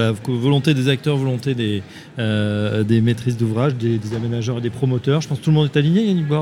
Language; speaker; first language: French; native; French